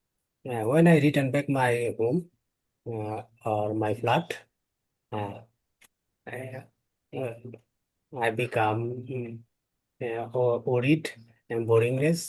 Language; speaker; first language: English; non-native, learner; Bangla